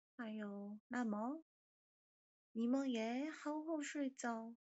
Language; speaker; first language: Chinese; non-native, learner; Korean